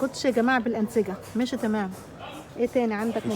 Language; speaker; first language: Arabic; native; Arabic